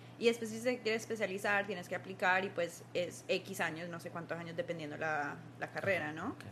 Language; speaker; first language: Spanish; early bilingual, heritage; Spanish